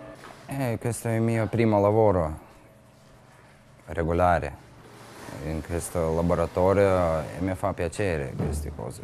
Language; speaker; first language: Italian; non-native, learner; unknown